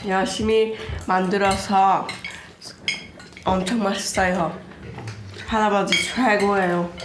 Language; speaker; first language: Korean; early bilingual, heritage; Hungarian